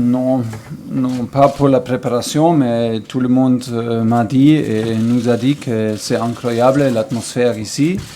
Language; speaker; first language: French; non-native, learner; German